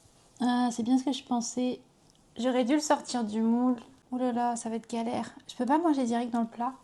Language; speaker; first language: French; native; French